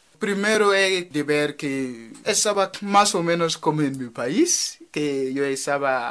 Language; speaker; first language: Spanish; non-native, fluent; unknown